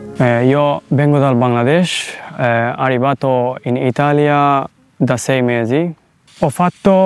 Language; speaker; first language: Italian; non-native, learner; Bangla